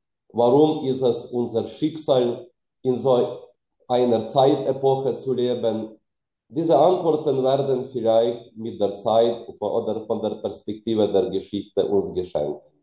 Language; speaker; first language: German; non-native, fluent; Ukrainian